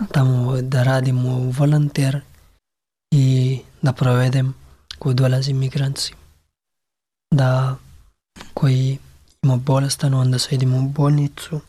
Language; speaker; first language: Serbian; non-native, learner; Pashto